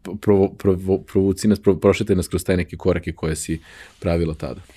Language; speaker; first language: Serbian; native; Serbian